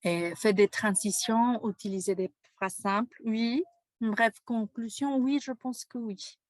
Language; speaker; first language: French; non-native, fluent; Spanish